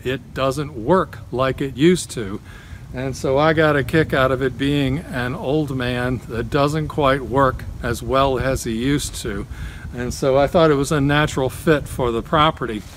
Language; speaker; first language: English; native; English